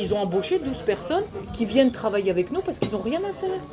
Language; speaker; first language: French; native; French